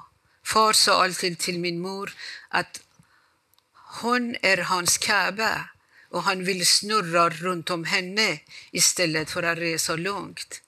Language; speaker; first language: Swedish; non-native, fluent; Persian